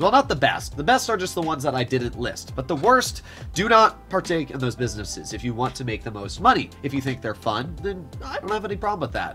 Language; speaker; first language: English; native; English